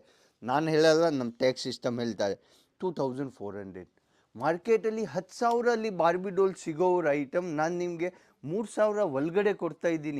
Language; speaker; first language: Kannada; non-native, local second language; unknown